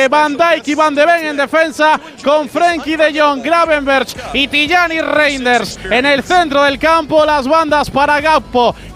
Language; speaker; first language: Spanish; native; Spanish